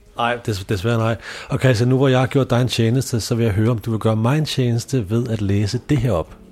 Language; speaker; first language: Danish; native; Danish